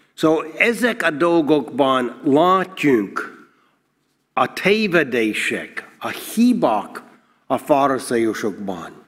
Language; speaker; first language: Hungarian; non-native, learner; English